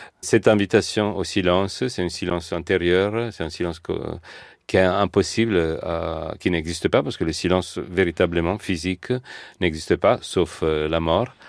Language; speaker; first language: French; non-native, fluent; Italian